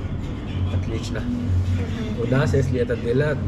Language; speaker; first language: Russian; non-native, learner; Hindi